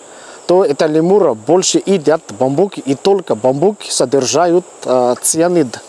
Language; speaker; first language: Russian; non-native, learner; Malagasy